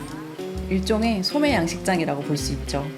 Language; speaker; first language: Korean; native; Korean